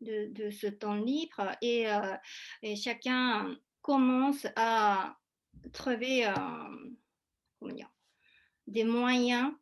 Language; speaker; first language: French; non-native, fluent; Japanese